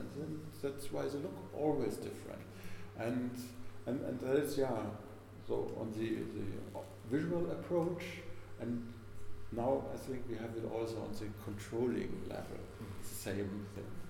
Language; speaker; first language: English; non-native, fluent; German